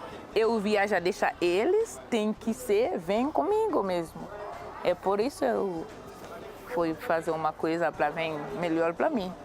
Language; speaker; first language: Portuguese; non-native, learner; Haitian Creole